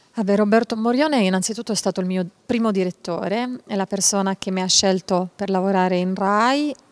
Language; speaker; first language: Italian; non-native, fluent; Hebrew